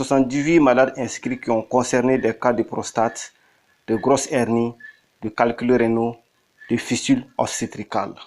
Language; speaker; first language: French; native; French